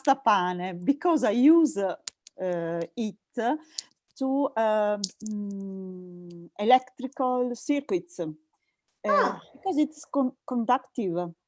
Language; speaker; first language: English; non-native, learner; Italian